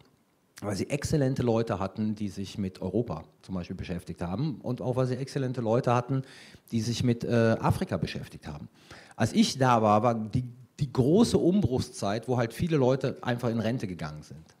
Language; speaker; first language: German; native; German